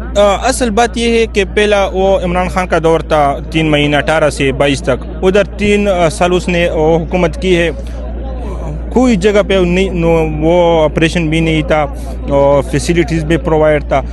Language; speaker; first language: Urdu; non-native, local second language; Pashto